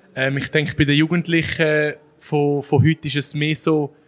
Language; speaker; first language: German; native; German